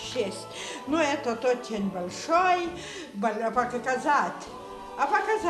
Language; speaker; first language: Russian; non-native, local second language; Lithuanian